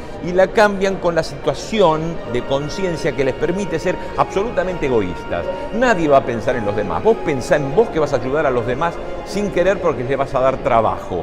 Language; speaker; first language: Spanish; native; Spanish